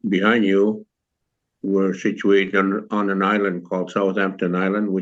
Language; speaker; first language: English; native; English